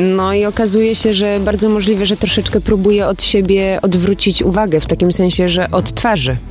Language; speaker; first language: Polish; early bilingual, other home language; German